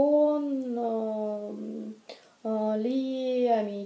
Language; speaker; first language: Italian; non-native, learner; Russian